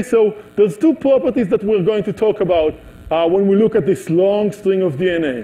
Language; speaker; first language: English; non-native, fluent; Hebrew